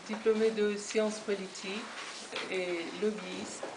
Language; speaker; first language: French; non-native, fluent; Persian